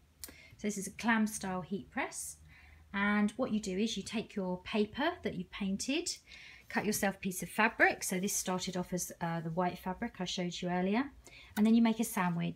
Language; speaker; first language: English; native; English